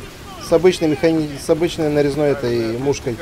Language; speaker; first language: Russian; native; Russian